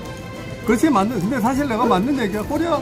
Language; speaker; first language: French; non-native, learner; Korean